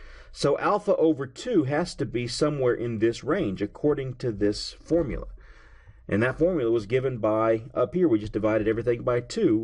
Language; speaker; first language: English; native; English